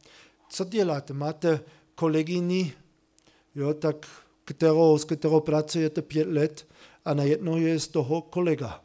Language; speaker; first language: Czech; non-native, fluent; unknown